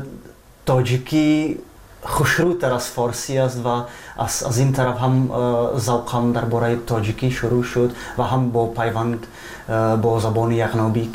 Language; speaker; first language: Persian; non-native, fluent; Czech